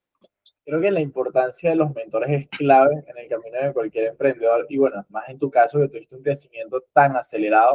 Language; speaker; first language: Spanish; native; Spanish